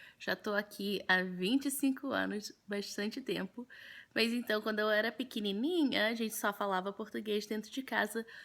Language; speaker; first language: Portuguese; early bilingual, heritage; Portuguese